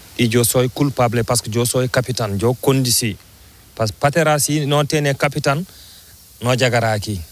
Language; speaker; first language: Spanish; non-native, learner; Fula